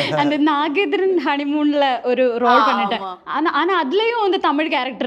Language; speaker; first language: Tamil; non-native, learner; Malayalam